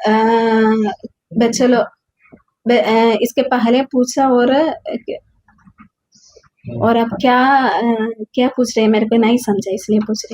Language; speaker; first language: Hindi; non-native, learner; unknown